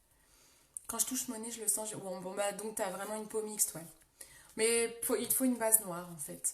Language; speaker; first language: French; native; French